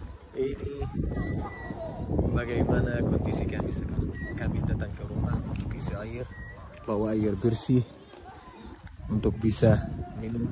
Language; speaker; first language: Indonesian; non-native, fluent; Arabic